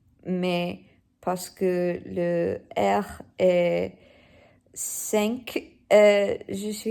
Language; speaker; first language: French; non-native, learner; English